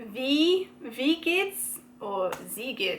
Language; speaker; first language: German; non-native, learner; English